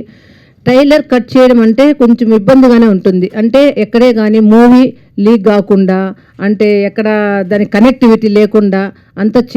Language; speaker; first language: Telugu; native; Telugu